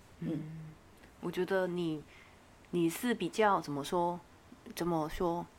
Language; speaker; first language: Chinese; non-native, fluent; Korean